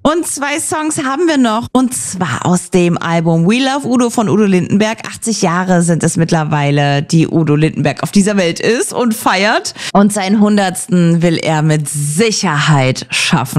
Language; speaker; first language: German; native; German